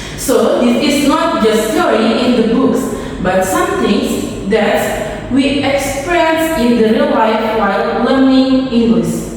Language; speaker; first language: English; non-native, learner; Indonesian